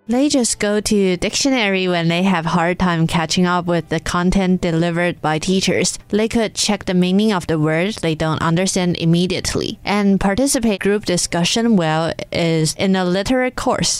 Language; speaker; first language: English; non-native, fluent; Chinese